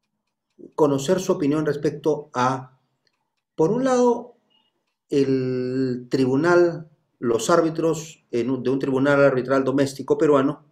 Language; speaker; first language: Spanish; native; Spanish